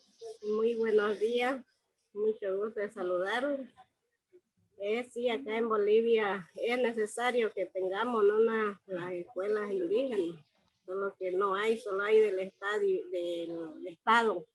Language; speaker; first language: Spanish; non-native, local second language; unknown